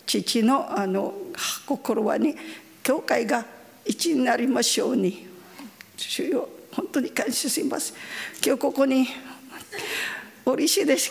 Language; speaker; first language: Japanese; non-native, learner; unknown